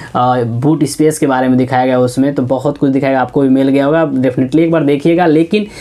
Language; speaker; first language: Hindi; native; Hindi